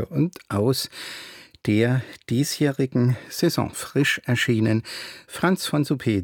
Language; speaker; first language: German; native; German